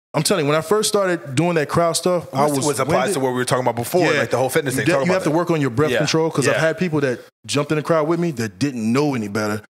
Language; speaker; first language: English; native; English